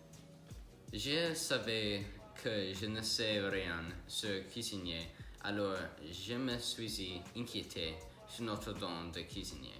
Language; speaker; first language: French; non-native, learner; English